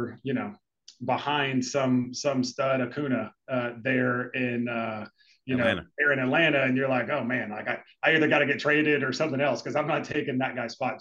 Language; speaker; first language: English; native; English